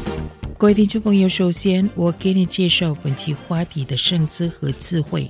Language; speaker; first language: Chinese; non-native, fluent; Indonesian